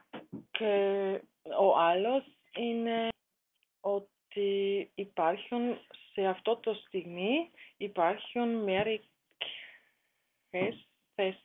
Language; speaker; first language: Greek; non-native, learner; German